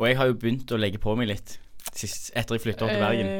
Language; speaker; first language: Norwegian; native; Norwegian